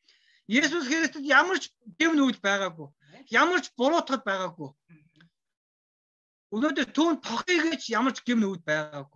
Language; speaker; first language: Mongolian; non-native, fluent; Korean